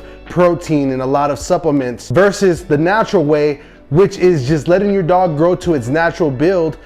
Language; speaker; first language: English; native; English